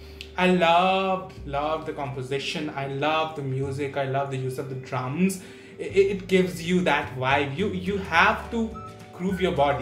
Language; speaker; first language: English; non-native, local second language; Bangla